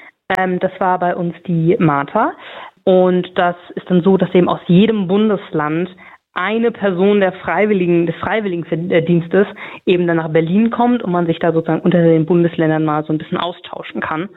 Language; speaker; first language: German; native; German